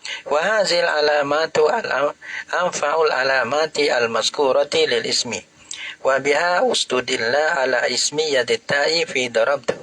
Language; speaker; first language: Arabic; non-native, fluent; Malay